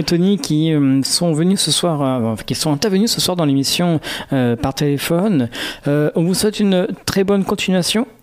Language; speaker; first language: French; native; French